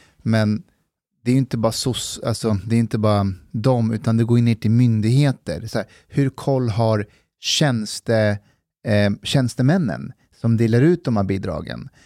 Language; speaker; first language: Swedish; early bilingual, other home language; Persian